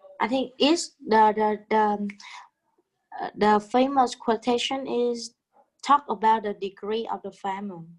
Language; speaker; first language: English; non-native, learner; Vietnamese